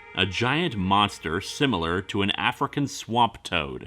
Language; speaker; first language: English; native; English